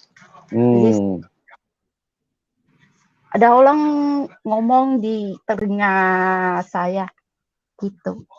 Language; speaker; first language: Indonesian; non-native, learner; Cantonese